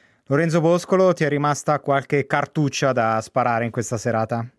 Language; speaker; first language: Italian; native; Italian